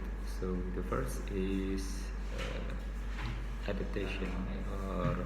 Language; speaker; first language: English; non-native, local second language; Indonesian